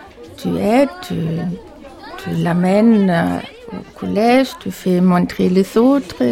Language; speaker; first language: French; non-native, fluent; German